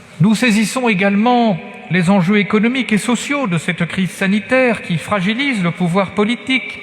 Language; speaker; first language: French; native; French